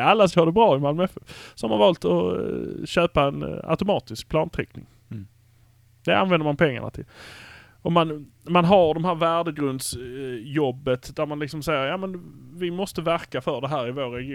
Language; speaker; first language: Swedish; native; Swedish